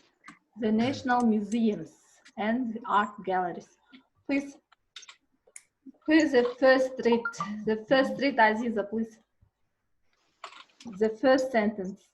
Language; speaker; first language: English; non-native, learner; Kazakh